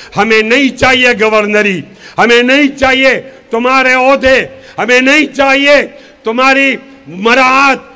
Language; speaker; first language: Urdu; non-native, local second language; Pashto